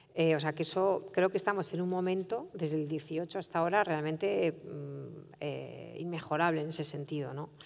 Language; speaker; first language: Spanish; native; Spanish